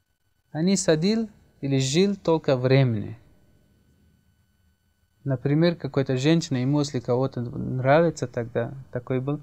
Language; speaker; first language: Russian; non-native, learner; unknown